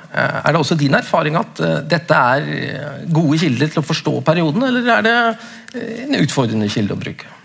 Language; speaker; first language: Norwegian; native; Norwegian